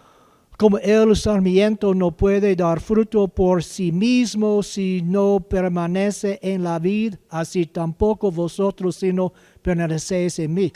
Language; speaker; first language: Spanish; non-native, learner; English